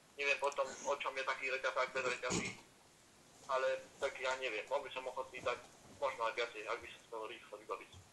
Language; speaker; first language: Slovak; non-native, fluent; Hungarian